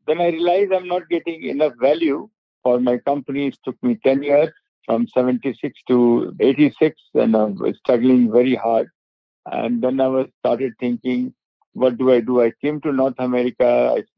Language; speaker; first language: English; non-native, local second language; Hindi